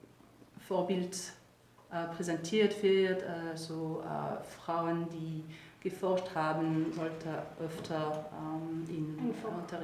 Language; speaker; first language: German; non-native, fluent; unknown